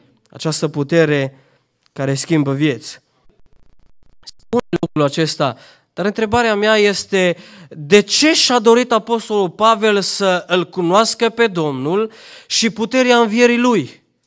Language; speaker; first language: Romanian; non-native, fluent; Albanian